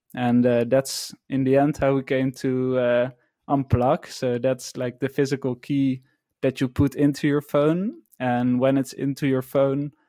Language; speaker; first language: English; non-native, fluent; Dutch